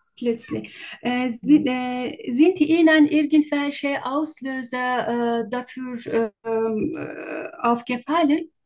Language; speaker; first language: German; non-native, learner; Turkish